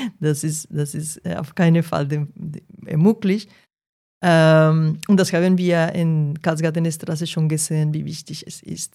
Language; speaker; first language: German; non-native, fluent; Portuguese